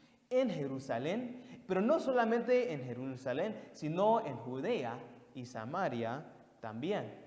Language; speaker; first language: Spanish; non-native, fluent; English